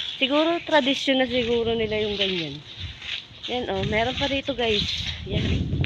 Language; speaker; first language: Filipino; native; Filipino